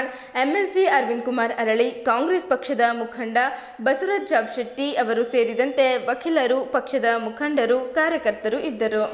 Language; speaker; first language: Kannada; native; Kannada